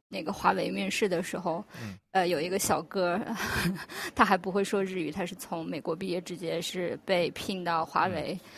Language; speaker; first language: Chinese; non-native, local second language; Uyghur